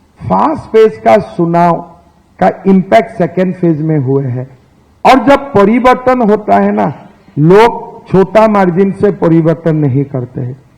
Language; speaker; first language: Hindi; non-native, local second language; Assamese